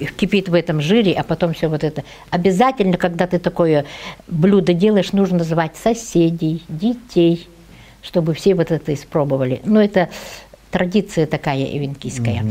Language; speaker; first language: Russian; non-native, local second language; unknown